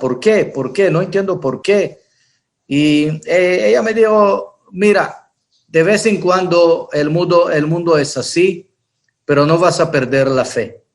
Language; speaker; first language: Spanish; non-native, fluent; Hebrew